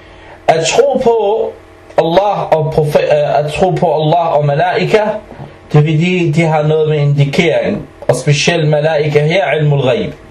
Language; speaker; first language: Danish; early bilingual, other home language; Arabic